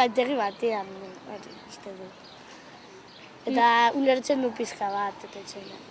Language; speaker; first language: Basque; non-native, local second language; Spanish